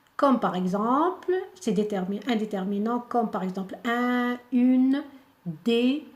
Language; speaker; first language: French; non-native, local second language; Arabic